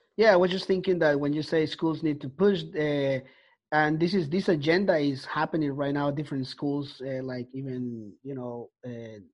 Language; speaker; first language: English; non-native, fluent; Spanish